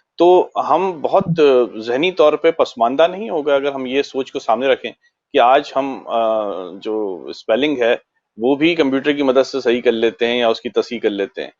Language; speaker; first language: Urdu; native; Urdu